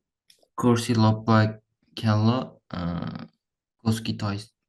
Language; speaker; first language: Finnish; non-native, learner; Uzbek